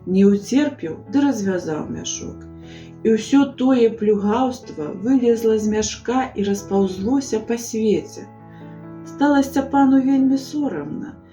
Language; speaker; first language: Belarusian; native; Belarusian